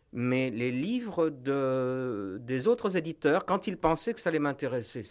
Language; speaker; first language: French; native; French